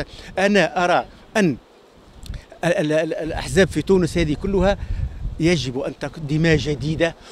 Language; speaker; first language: Arabic; native; Arabic